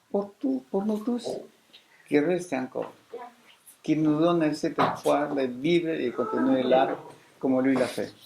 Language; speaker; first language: French; non-native, fluent; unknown